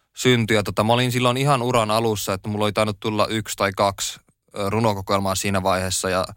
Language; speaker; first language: Finnish; native; Finnish